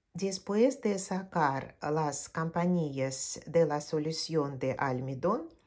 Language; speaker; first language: Spanish; non-native, fluent; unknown